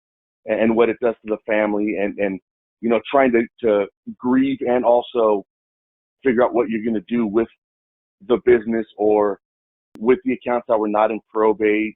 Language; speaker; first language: English; native; English